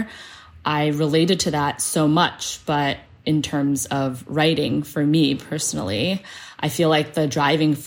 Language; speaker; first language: English; early bilingual, other home language; Cantonese